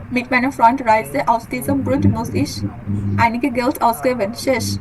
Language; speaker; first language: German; non-native, fluent; Bangla